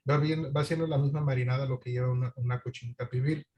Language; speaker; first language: Spanish; early bilingual, other home language; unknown